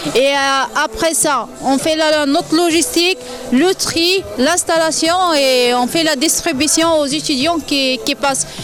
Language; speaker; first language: French; non-native, local second language; Arabic